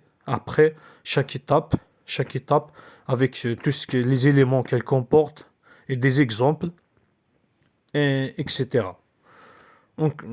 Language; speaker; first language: French; non-native, local second language; Kabyle